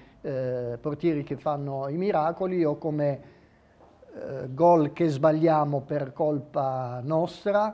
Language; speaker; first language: Italian; native; Italian